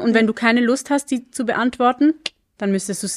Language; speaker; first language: German; native; German